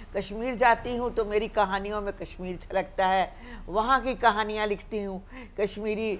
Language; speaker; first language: Hindi; native; Hindi